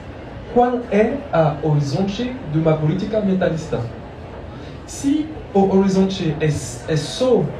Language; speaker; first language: Portuguese; non-native, learner; French